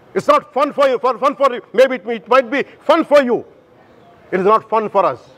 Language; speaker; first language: English; non-native, local second language; Telugu